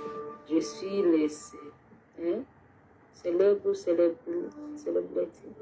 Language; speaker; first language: French; non-native, learner; Kinyarwanda